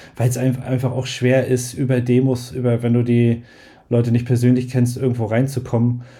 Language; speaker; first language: German; native; German